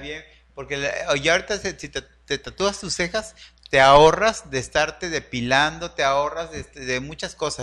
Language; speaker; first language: Spanish; native; Spanish